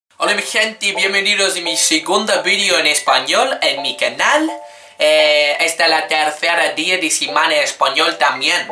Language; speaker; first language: Spanish; non-native, learner; English